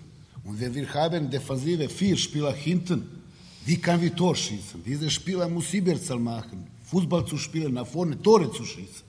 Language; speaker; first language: German; non-native, learner; Serbian